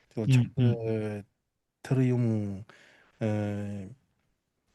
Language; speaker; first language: Mongolian; non-native, learner; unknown